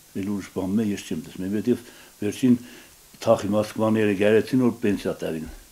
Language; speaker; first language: Armenian; native; Armenian